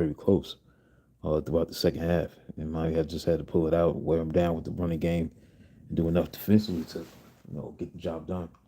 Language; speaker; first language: English; native; English